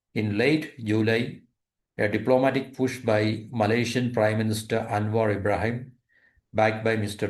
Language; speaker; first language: English; non-native, local second language; Malayalam